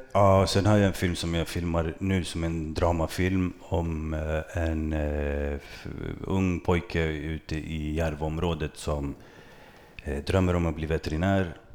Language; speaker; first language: Swedish; early bilingual, other home language; Kurdish